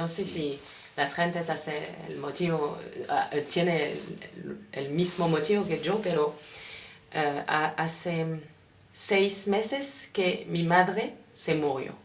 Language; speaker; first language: Spanish; non-native, learner; French